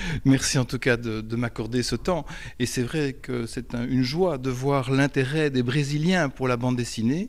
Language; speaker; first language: French; native; French